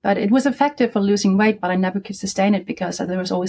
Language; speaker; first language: English; non-native, fluent; Icelandic